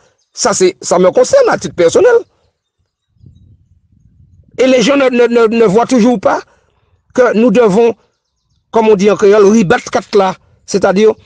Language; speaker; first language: French; native; French